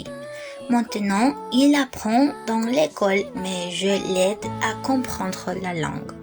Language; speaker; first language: French; non-native, learner; Spanish